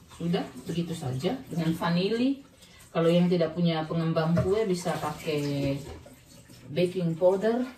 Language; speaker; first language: Indonesian; non-native, local second language; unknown